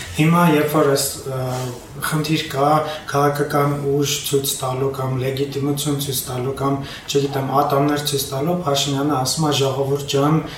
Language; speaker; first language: Armenian; native; Armenian